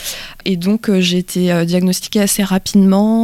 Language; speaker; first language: French; native; French